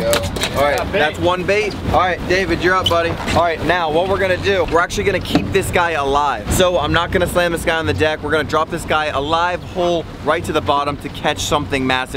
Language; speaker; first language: English; native; English